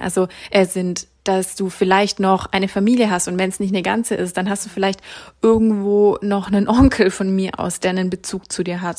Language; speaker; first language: German; native; German